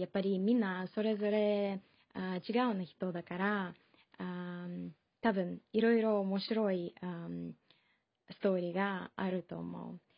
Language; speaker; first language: Japanese; non-native, fluent; Russian